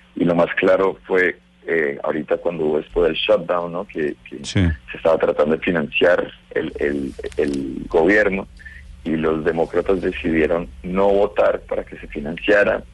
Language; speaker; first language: Spanish; native; Spanish